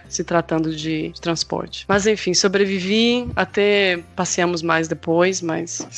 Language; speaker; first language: Portuguese; native; Portuguese